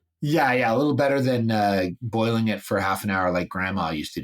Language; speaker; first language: English; native; English